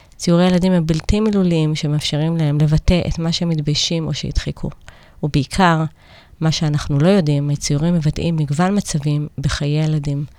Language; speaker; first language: Hebrew; native; Hebrew